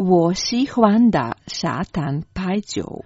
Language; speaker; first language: Chinese; non-native, learner; Croatian